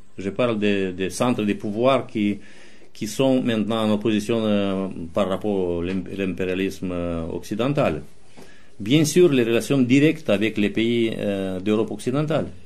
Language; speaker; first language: French; non-native, fluent; Romanian